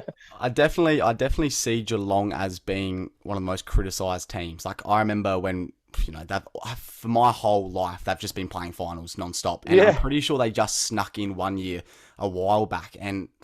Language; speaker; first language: English; native; English